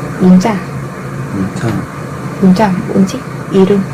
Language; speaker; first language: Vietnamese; non-native, learner; Korean